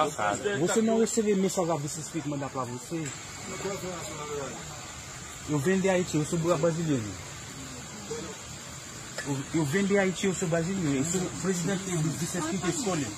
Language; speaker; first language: Portuguese; non-native, learner; Haitian Creole